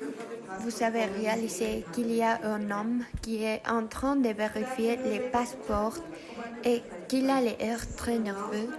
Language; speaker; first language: French; non-native, learner; Spanish